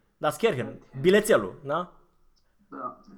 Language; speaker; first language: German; non-native, fluent; Romanian